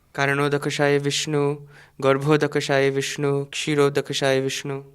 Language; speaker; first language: Bangla; native; Bangla